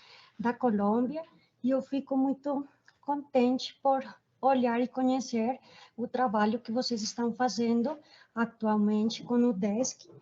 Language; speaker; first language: Portuguese; non-native, fluent; Spanish